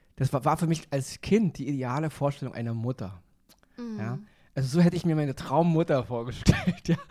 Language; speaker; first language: German; native; German